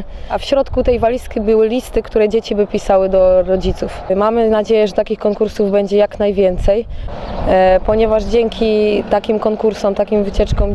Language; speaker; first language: Polish; native; Polish